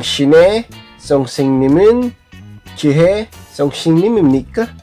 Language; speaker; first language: Korean; non-native, learner; Filipino